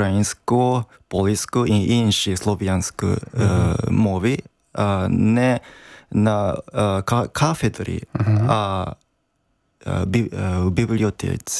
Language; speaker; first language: Ukrainian; non-native, fluent; Japanese